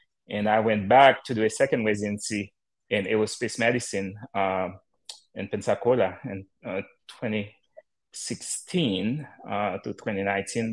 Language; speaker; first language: English; non-native, fluent; Haitian Creole